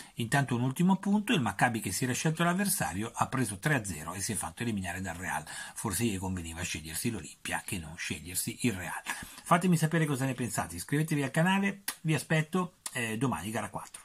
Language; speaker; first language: Italian; native; Italian